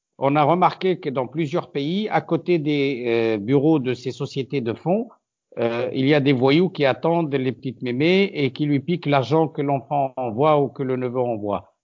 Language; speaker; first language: French; non-native, local second language; Arabic